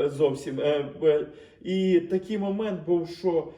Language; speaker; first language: Ukrainian; native; Ukrainian